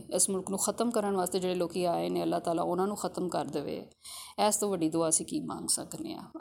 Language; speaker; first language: Urdu; early bilingual, other home language; English